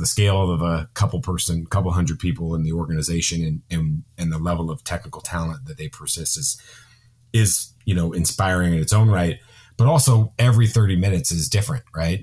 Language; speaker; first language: English; native; English